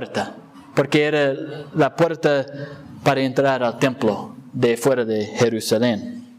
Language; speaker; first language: Spanish; non-native, fluent; English